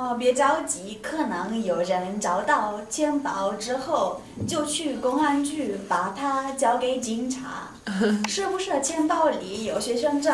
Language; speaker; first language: Chinese; non-native, learner; Italian